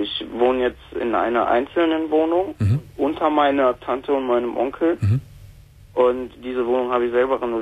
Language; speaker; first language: German; native; German